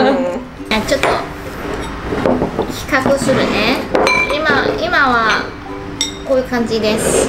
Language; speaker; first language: Japanese; non-native, fluent; Chinese